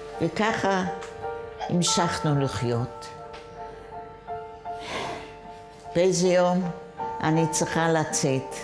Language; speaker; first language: Hebrew; non-native, fluent; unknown